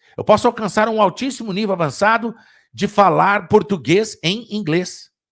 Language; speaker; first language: Portuguese; native; Portuguese